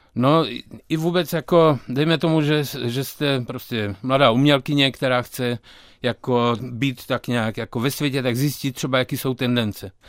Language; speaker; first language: Czech; native; Czech